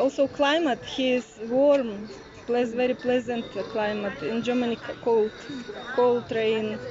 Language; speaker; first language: English; non-native, learner; Russian